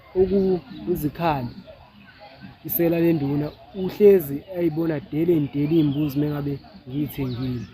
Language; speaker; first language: Zulu; native; Zulu